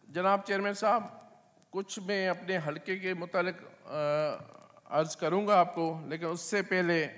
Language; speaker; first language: Urdu; non-native, local second language; Sindhi